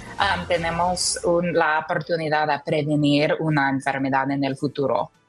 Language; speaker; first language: Spanish; non-native, learner; English